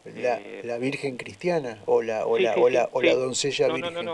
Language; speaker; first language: Spanish; native; Spanish